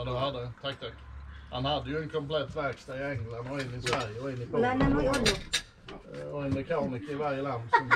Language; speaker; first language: Swedish; native; Swedish